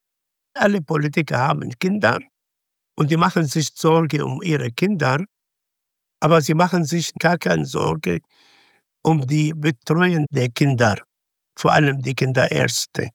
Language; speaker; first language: German; non-native, fluent; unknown